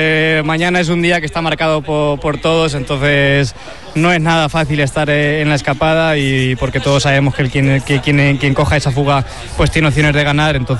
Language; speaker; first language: Spanish; native; Spanish